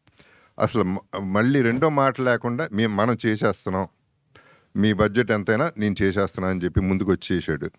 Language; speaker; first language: Telugu; native; Telugu